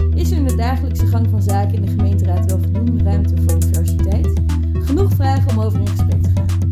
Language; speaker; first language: Dutch; native; Dutch